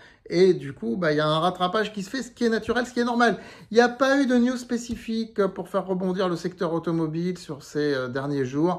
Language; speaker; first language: French; native; French